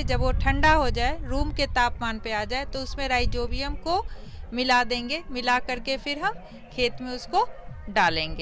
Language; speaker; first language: Hindi; native; Hindi